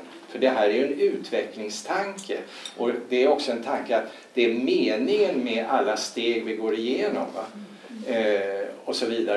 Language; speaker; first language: Swedish; native; Swedish